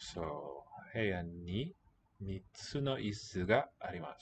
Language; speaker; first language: Japanese; non-native, learner; English